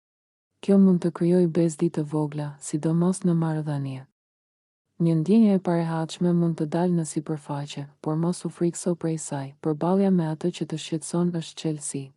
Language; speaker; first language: Albanian; native; Albanian